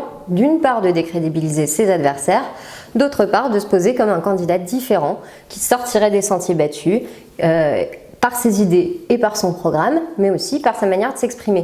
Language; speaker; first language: French; native; French